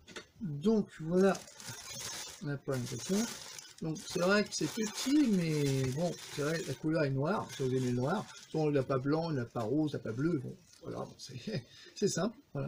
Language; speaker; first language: French; native; French